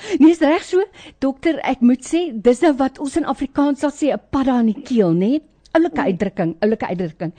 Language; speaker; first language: Afrikaans; native; Afrikaans